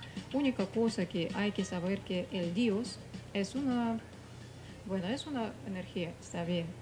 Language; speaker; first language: Spanish; non-native, fluent; Russian